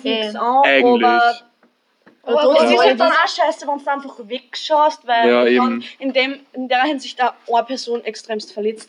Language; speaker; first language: German; native; German